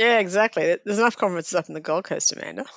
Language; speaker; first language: English; native; English